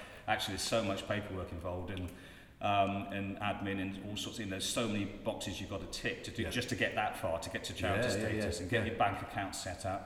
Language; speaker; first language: English; native; English